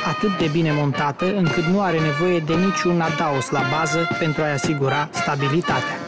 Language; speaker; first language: Romanian; native; Romanian